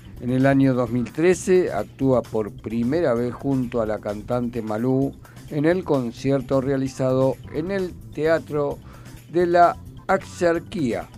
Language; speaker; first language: Spanish; native; Spanish